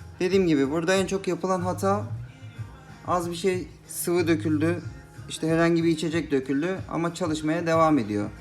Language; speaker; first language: Turkish; native; Turkish